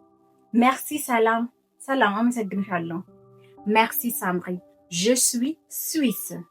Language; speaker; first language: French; non-native, fluent; Amharic